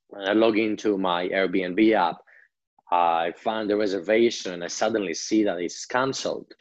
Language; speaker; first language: English; non-native, fluent; Greek